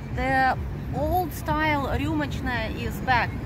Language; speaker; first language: English; non-native, fluent; Russian